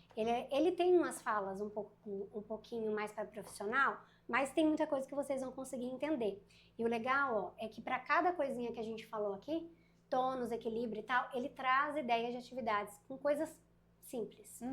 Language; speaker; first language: Portuguese; native; Portuguese